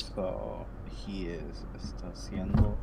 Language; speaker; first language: Spanish; non-native, learner; English